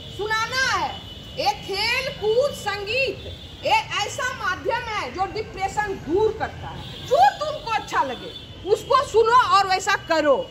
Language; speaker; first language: Hindi; native; Hindi